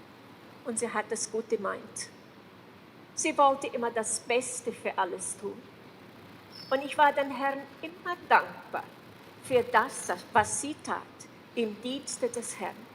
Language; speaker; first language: German; early bilingual, heritage; German